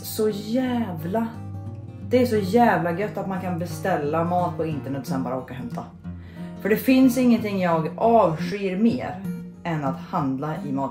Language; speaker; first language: Swedish; native; Swedish